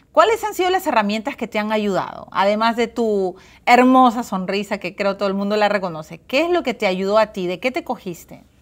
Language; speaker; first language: Spanish; native; Spanish